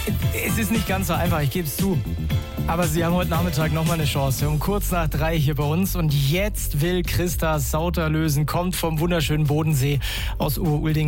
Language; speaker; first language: German; native; German